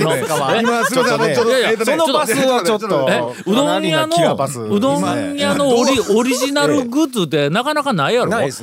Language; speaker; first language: Japanese; native; Japanese